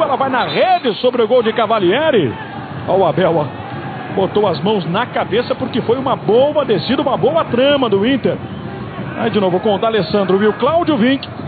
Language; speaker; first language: Portuguese; native; Portuguese